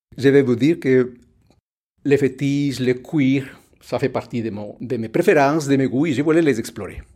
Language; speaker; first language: French; non-native, fluent; Spanish